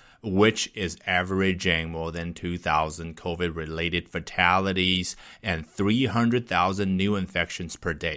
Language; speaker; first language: English; non-native, fluent; Chinese